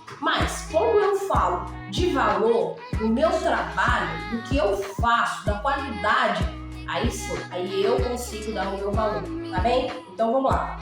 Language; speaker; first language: Portuguese; native; Portuguese